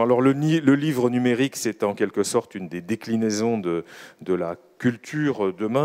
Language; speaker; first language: French; native; French